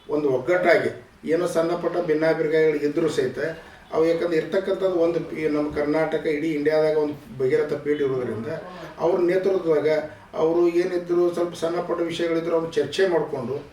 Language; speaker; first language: Kannada; native; Kannada